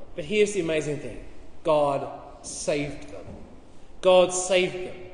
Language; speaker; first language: English; native; English